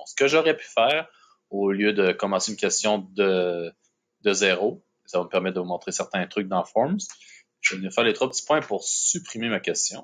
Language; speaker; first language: French; native; French